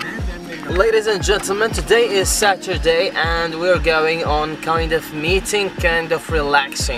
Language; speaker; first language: English; non-native, fluent; Arabic